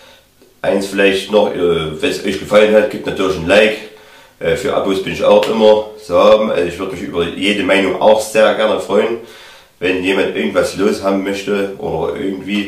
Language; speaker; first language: German; native; German